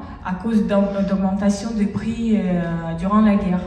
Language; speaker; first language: French; non-native, fluent; Russian